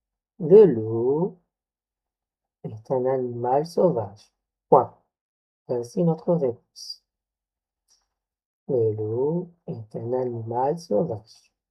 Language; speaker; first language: French; non-native, local second language; Arabic